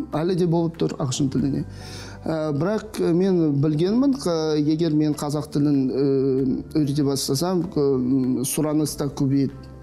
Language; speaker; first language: Kazakh; non-native, fluent; Russian